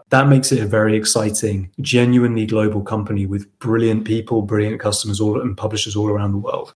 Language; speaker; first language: English; native; English